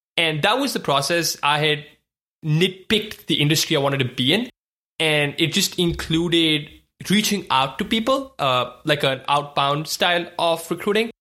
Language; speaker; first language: English; non-native, local second language; Hindi